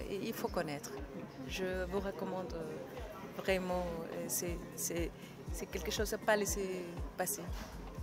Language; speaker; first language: French; non-native, fluent; Spanish